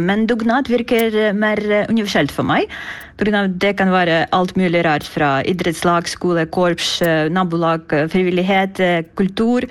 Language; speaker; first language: Norwegian; non-native, fluent; Ukrainian